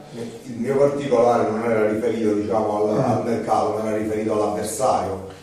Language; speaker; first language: Italian; native; Italian